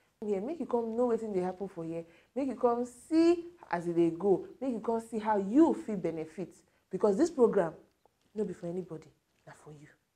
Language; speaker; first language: Nigerian Pidgin; native; Nigerian Pidgin